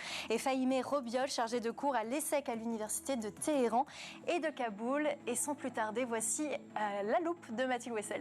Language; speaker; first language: French; native; French